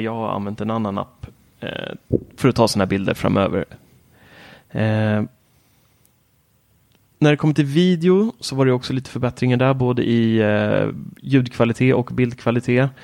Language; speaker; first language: Swedish; native; Swedish